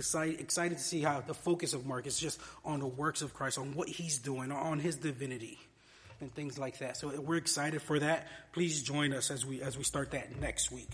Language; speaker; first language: English; native; English